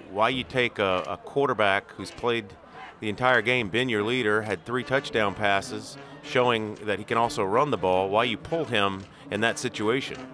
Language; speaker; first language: English; native; English